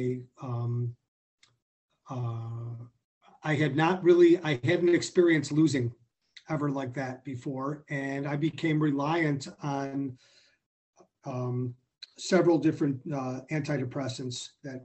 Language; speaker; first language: English; native; English